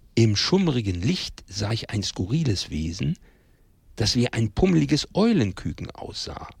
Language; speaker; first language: German; native; German